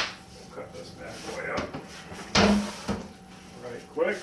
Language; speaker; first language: English; native; English